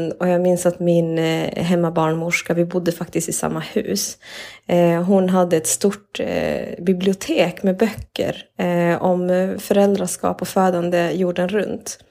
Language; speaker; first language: Swedish; early bilingual, other home language; Spanish